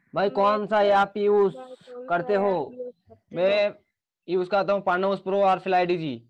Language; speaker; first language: Hindi; non-native, local second language; Bangla